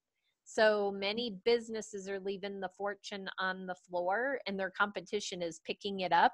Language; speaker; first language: English; native; English